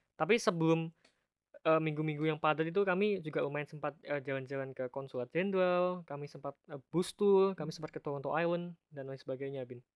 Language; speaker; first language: Indonesian; native; Indonesian